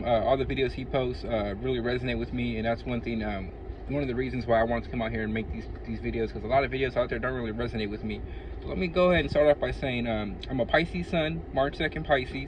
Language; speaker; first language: English; native; English